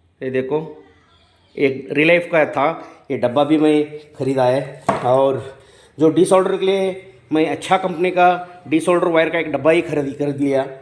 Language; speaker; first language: Hindi; non-native, local second language; Kannada